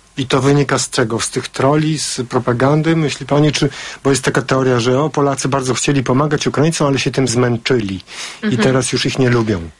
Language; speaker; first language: Polish; native; Polish